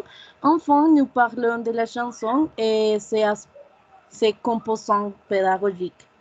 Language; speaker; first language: French; non-native, learner; Spanish